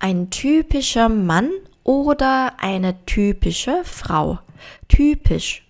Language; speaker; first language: German; non-native, fluent; Korean